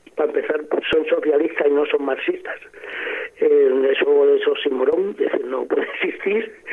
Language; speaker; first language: Spanish; native; Spanish